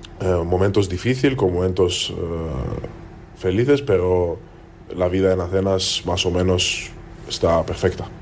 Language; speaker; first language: Spanish; non-native, learner; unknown